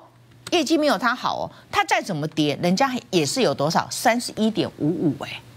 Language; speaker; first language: Chinese; native; Chinese